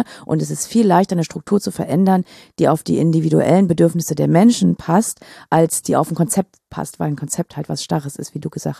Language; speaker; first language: German; native; German